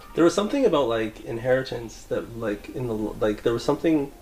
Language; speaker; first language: English; native; English